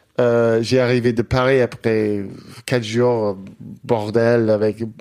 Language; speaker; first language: French; non-native, learner; English